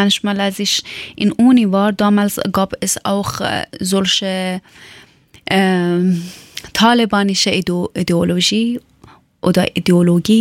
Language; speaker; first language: German; non-native, learner; Persian